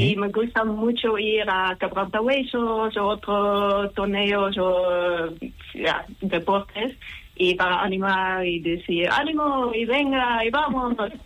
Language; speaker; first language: Spanish; non-native, learner; Dutch